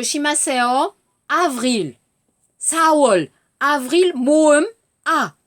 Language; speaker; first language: Korean; non-native, learner; French